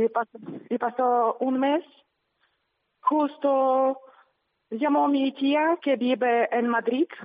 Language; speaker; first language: Spanish; non-native, learner; Ukrainian